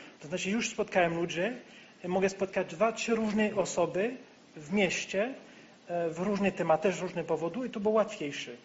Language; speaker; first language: Polish; non-native, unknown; French